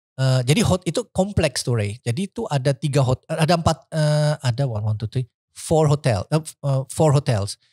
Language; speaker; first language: Indonesian; early bilingual, heritage; Indonesian